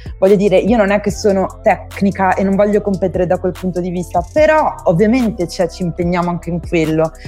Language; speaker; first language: Italian; native; Italian